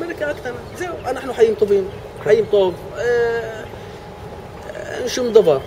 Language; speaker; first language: Hebrew; non-native, local second language; Arabic